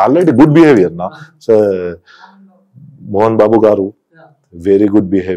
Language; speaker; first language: Telugu; non-native, local second language; Hindi